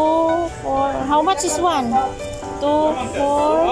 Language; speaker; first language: English; non-native, learner; Filipino